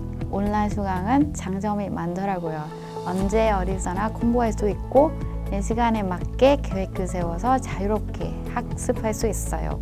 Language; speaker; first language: Korean; non-native, fluent; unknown